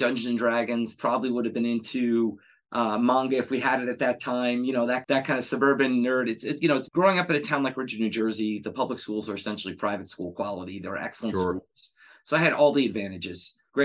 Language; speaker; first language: English; native; English